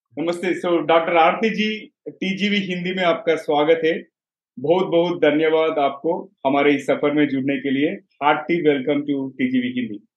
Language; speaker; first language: Hindi; non-native, local second language; Telugu